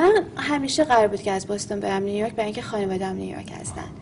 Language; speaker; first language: Persian; native; Persian